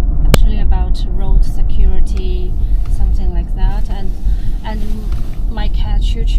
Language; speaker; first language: English; non-native, learner; Chinese